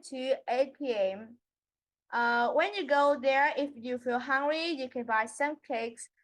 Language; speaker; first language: English; non-native, learner; Vietnamese